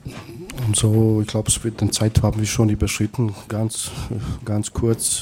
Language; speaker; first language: German; non-native, learner; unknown